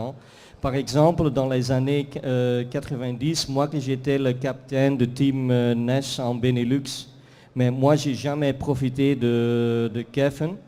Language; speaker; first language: French; non-native, fluent; Dutch